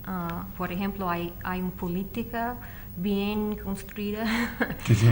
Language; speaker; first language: Spanish; non-native, fluent; English